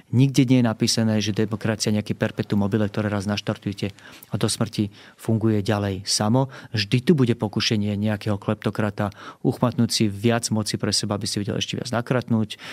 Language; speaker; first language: Slovak; native; Slovak